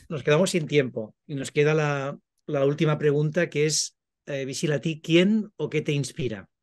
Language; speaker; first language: Spanish; native; Spanish